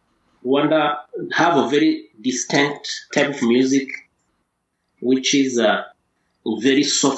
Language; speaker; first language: English; non-native, local second language; Kinyarwanda